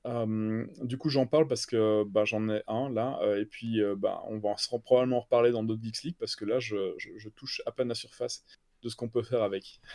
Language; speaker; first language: French; native; French